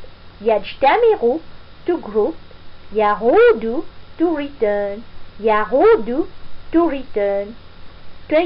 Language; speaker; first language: English; non-native, fluent; French